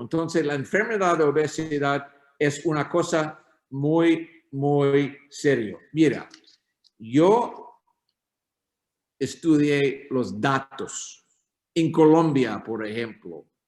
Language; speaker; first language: Spanish; non-native, learner; English